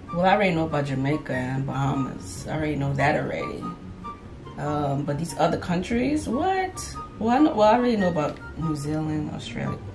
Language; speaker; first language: English; native; English